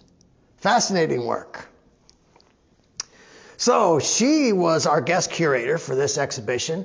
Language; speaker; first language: English; native; English